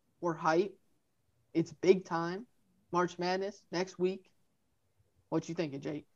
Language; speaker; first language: English; native; English